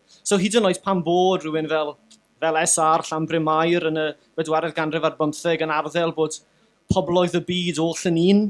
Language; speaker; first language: Welsh; native; Welsh